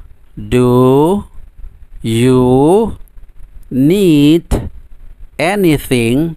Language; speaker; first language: English; non-native, fluent; Indonesian